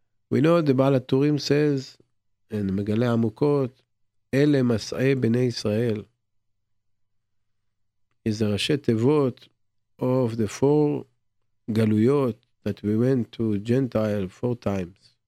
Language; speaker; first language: English; non-native, fluent; Hebrew